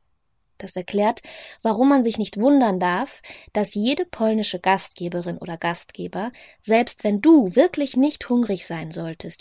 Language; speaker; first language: German; native; German